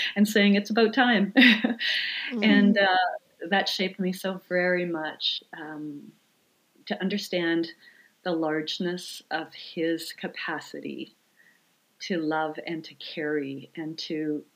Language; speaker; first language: English; native; English